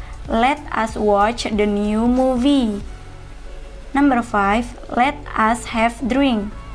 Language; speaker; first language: English; non-native, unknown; Indonesian